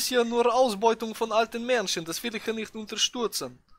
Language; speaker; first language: German; native; German